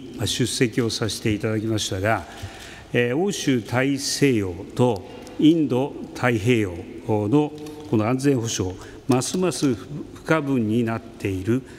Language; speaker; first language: Japanese; native; Japanese